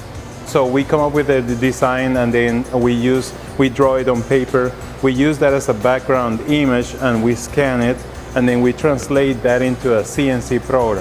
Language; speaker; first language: English; non-native, fluent; Spanish